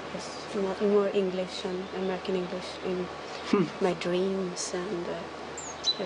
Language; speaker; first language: English; non-native, learner; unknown